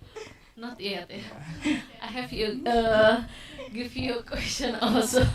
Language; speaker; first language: English; non-native, learner; Indonesian